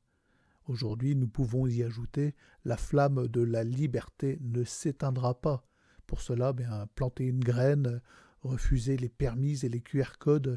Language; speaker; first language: French; native; French